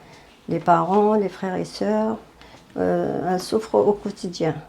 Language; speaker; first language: French; non-native, fluent; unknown